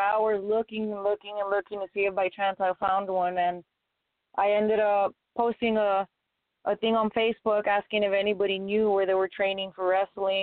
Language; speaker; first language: English; native; English